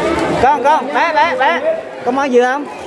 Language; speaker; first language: Vietnamese; native; Vietnamese